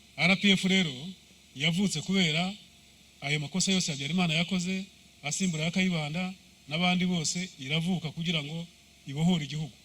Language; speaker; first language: Kinyarwanda; early bilingual, heritage; Kinyarwanda